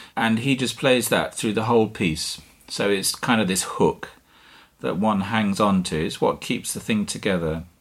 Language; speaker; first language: English; native; English